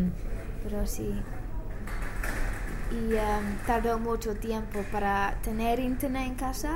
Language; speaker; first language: Spanish; non-native, learner; English